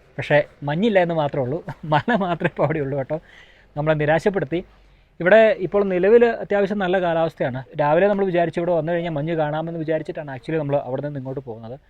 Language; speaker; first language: Malayalam; native; Malayalam